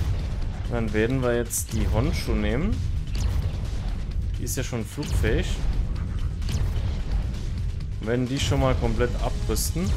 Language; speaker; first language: German; native; German